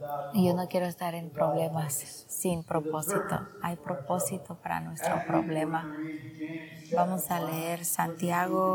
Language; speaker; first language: Spanish; early bilingual, heritage; Spanish